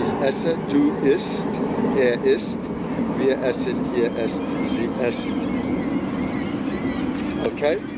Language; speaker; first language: German; non-native, fluent; English